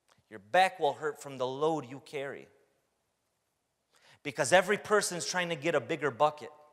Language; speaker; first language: English; early bilingual, other home language; Romanian